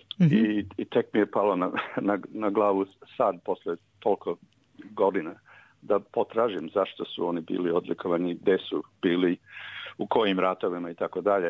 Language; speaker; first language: Serbian; early bilingual, heritage; Serbian